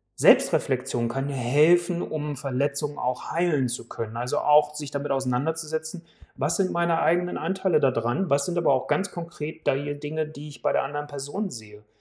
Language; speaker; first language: German; native; German